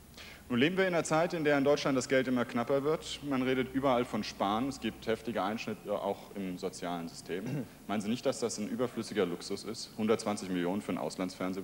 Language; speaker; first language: German; native; German